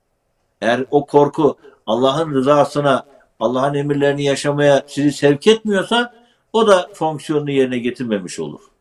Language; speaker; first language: Turkish; native; Turkish